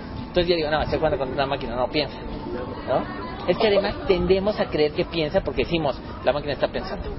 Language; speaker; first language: Spanish; native; Spanish